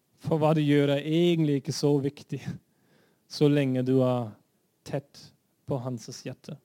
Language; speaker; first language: Norwegian; non-native, fluent; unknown